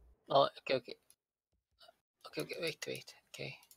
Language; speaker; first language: English; non-native, learner; Korean